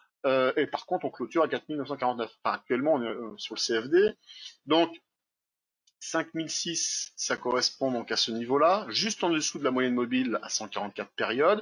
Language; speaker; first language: French; native; French